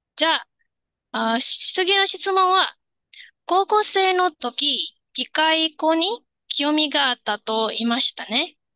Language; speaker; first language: Japanese; non-native, fluent; Indonesian